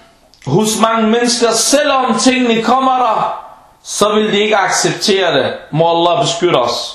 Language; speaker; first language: Danish; early bilingual, other home language; Arabic